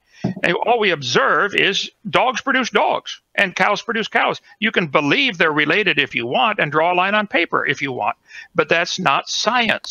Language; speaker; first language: English; native; English